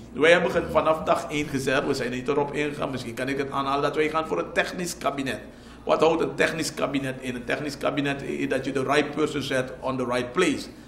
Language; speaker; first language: Dutch; native; Dutch